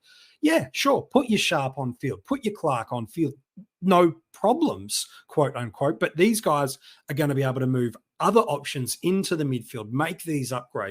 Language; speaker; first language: English; native; English